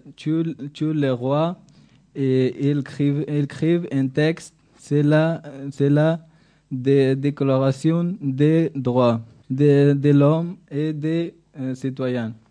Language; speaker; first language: French; non-native, learner; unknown